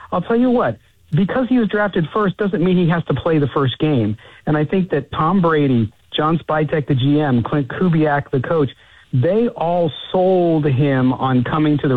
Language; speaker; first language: English; native; English